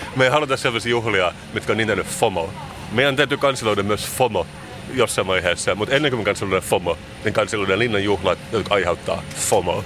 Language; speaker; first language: Finnish; non-native, local second language; Swedish